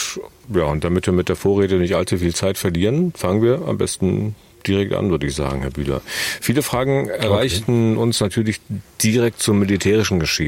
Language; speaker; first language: German; native; German